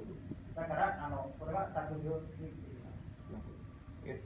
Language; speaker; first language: Japanese; non-native, learner; Indonesian